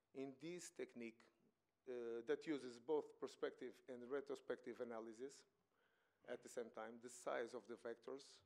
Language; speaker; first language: English; non-native, fluent; Portuguese